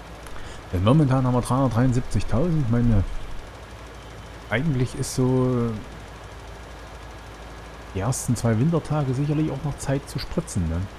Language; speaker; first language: German; native; German